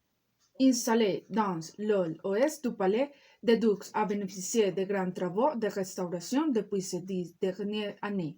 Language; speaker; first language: French; non-native, learner; Spanish